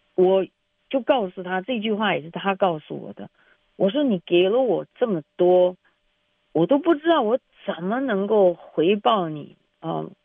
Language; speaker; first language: Chinese; native; Chinese